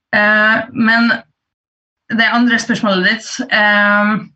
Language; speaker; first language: Norwegian; early bilingual, other home language; Persian